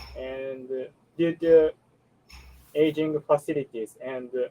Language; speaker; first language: English; non-native, learner; Japanese